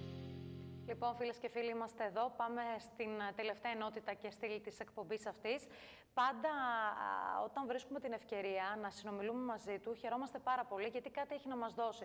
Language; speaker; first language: Greek; native; Greek